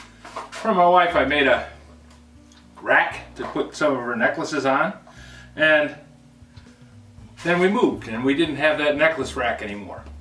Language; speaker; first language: English; native; English